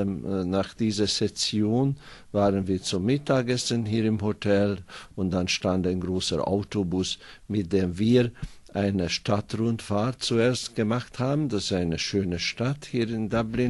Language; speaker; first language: German; non-native, fluent; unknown